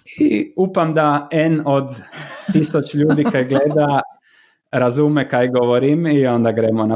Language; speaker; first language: Slovenian; non-native, learner; Croatian